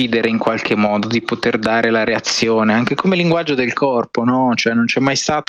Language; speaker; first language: Italian; native; Italian